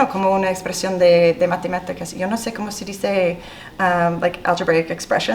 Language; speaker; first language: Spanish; non-native, fluent; English